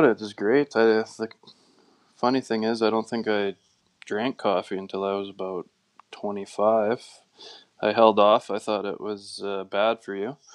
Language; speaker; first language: English; native; English